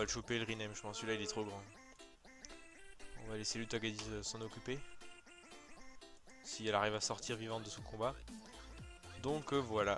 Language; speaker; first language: French; native; French